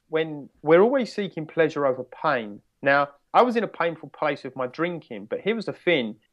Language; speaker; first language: English; native; English